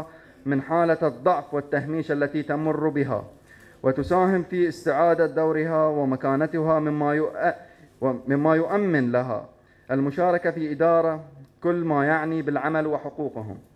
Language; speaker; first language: Arabic; native; Arabic